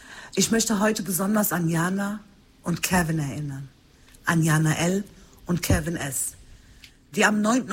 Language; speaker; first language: German; early bilingual, other home language; Turkish